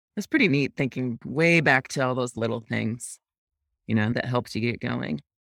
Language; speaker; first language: English; native; English